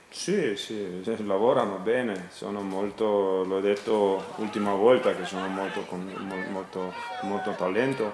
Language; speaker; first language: Italian; non-native, learner; Croatian